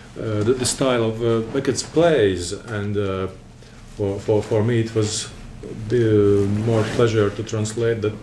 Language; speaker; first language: English; non-native, fluent; Latvian